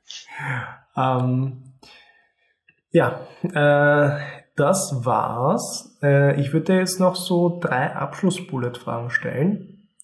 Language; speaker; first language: German; native; German